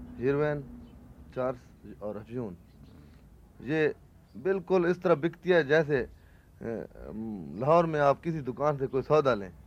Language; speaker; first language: Urdu; non-native, local second language; Saraiki